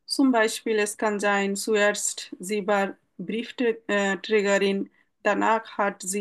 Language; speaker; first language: German; non-native, learner; Bangla